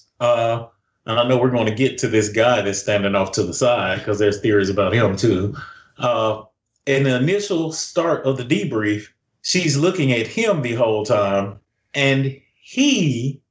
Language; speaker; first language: English; native; English